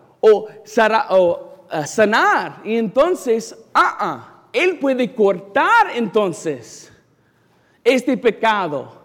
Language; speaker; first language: Spanish; non-native, learner; English